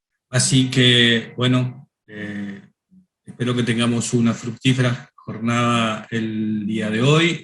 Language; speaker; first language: Spanish; native; Spanish